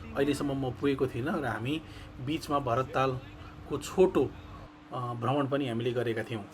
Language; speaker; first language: Nepali; native; Nepali